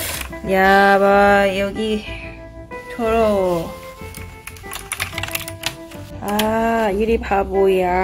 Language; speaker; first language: Korean; non-native, learner; Cantonese